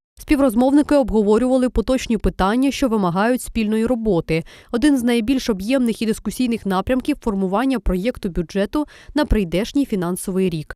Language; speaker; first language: Ukrainian; native; Ukrainian